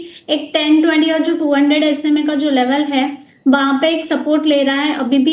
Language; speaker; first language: Hindi; native; Hindi